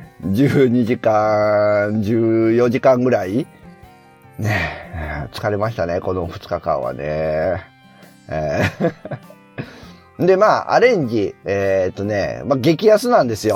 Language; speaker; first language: Japanese; native; Japanese